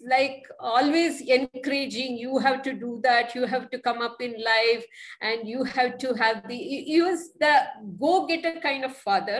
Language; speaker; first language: English; non-native, local second language; Kannada